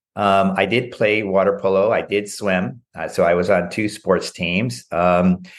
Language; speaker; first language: English; native; English